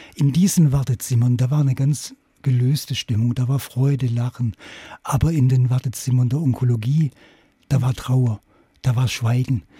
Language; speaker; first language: German; native; German